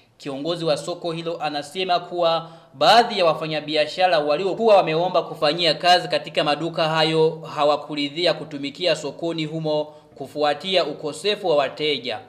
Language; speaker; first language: Swahili; non-native, local second language; Rundi